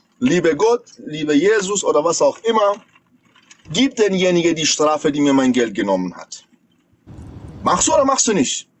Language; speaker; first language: German; non-native, fluent; Persian